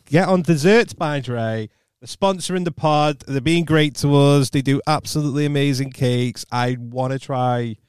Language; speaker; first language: English; native; English